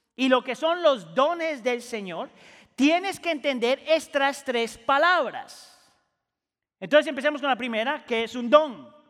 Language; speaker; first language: Spanish; native; Spanish